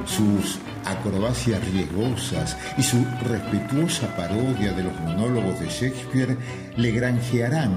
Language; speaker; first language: Spanish; native; Spanish